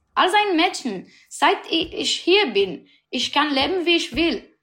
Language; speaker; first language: German; non-native, learner; Persian